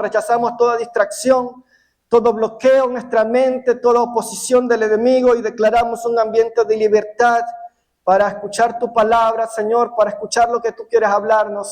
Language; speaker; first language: Spanish; native; Spanish